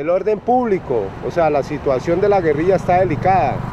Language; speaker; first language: Spanish; native; Spanish